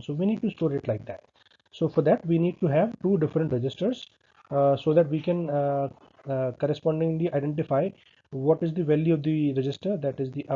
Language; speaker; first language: English; non-native, local second language; Hindi